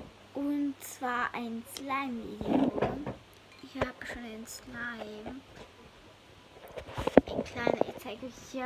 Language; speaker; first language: German; early bilingual, heritage; German